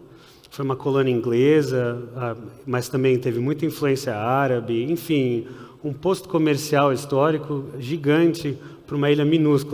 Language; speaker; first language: Portuguese; early bilingual, heritage; Portuguese